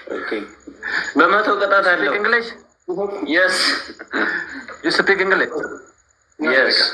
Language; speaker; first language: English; non-native, learner; Amharic